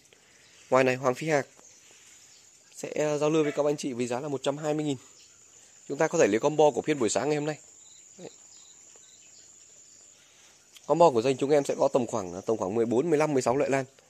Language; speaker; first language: Vietnamese; native; Vietnamese